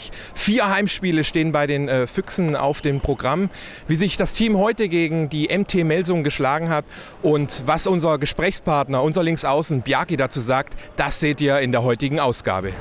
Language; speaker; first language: German; native; German